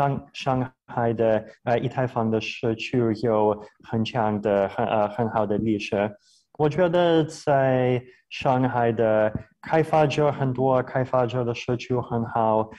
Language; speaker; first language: Chinese; non-native, fluent; Russian